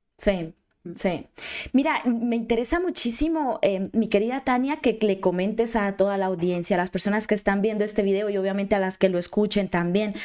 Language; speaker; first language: Spanish; native; Spanish